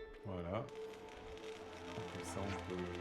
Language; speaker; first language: French; native; French